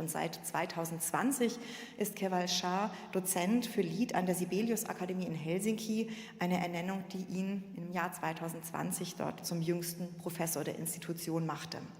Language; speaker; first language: German; native; German